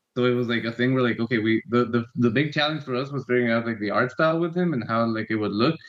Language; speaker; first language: English; non-native, fluent; Spanish